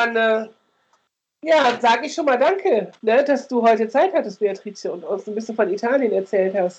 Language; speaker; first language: German; native; German